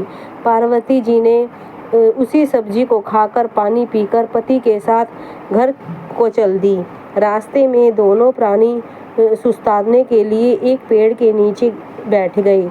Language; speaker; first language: Hindi; native; Hindi